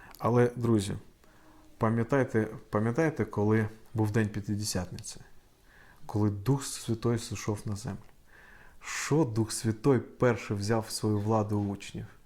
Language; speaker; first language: Ukrainian; non-native, local second language; Russian